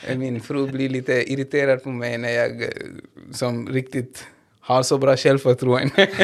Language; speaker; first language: Swedish; non-native, fluent; Hindi